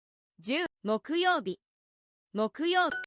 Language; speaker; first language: Japanese; non-native, learner; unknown